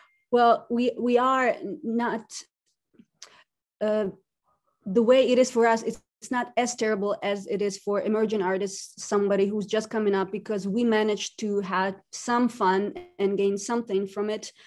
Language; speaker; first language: English; non-native, fluent; Russian